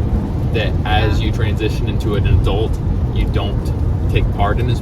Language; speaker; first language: English; native; English